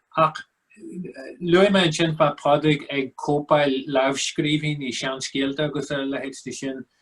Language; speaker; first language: Irish; non-native, local second language; English